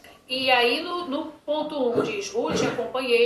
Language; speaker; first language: Portuguese; native; Portuguese